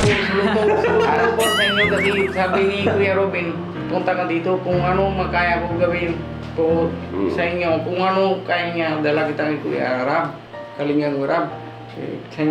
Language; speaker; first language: Filipino; non-native, learner; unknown